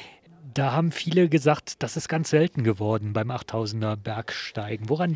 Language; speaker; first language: German; native; German